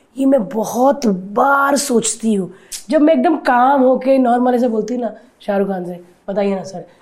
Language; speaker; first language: Hindi; native; Hindi